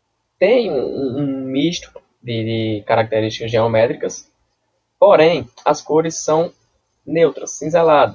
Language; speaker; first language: Portuguese; native; Portuguese